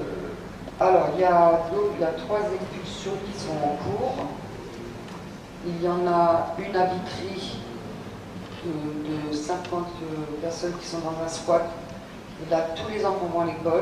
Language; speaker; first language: French; native; French